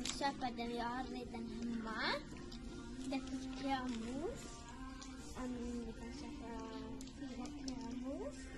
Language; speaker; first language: Swedish; non-native, learner; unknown